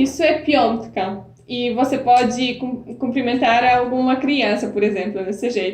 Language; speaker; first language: Portuguese; non-native, fluent; Polish